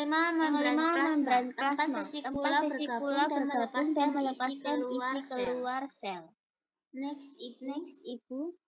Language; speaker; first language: Indonesian; native; Indonesian